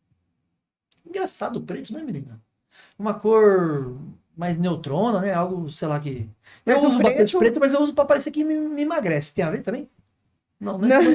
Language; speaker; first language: Portuguese; native; Portuguese